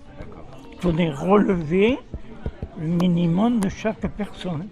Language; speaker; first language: French; native; French